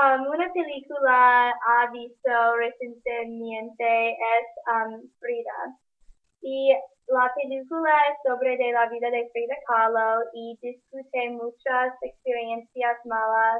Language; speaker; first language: Spanish; non-native, learner; English